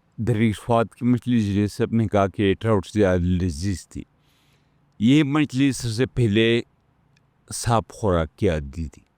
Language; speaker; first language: Urdu; non-native, local second language; Pashto